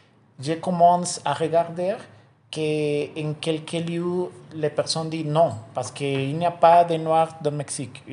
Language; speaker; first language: French; non-native, learner; Spanish